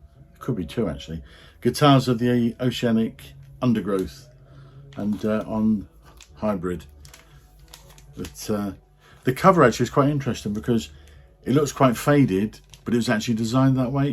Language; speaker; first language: English; native; English